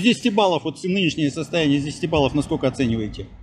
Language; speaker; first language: Russian; native; Russian